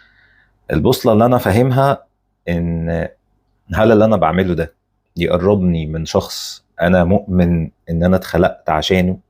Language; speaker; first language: Arabic; native; Arabic